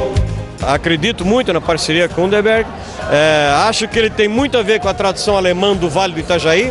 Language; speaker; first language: Portuguese; native; Portuguese